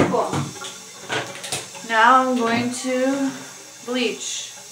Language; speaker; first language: English; early bilingual, other home language; Spanish